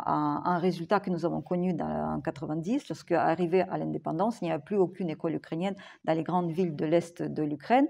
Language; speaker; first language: French; non-native, fluent; Ukrainian